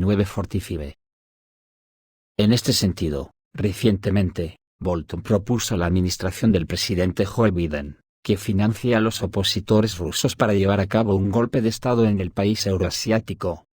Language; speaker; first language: Spanish; native; Spanish